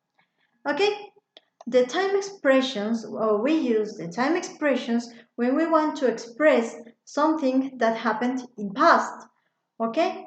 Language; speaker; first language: English; non-native, fluent; Spanish